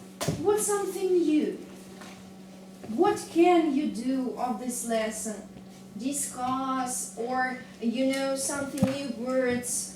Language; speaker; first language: English; non-native, fluent; Russian